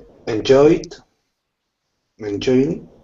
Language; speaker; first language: English; non-native, learner; Spanish